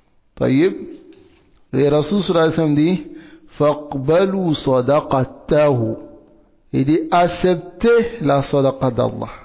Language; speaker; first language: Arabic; non-native, fluent; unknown